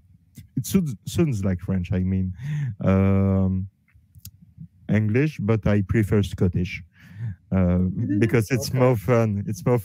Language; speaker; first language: English; non-native, learner; French